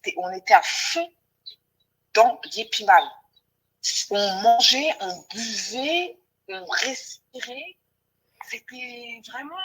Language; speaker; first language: French; non-native, local second language; Wolof